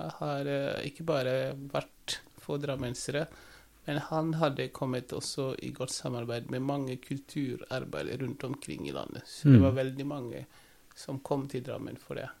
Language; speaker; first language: Norwegian; non-native, fluent; Wolof